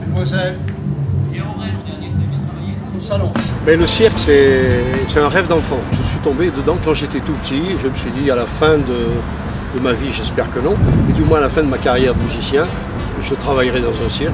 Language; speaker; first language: French; native; French